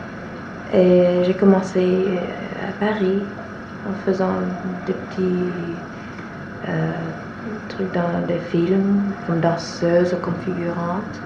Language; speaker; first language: French; non-native, fluent; English